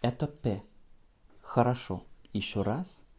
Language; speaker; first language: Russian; non-native, fluent; French